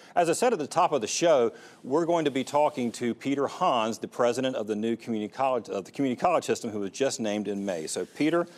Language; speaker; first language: English; native; English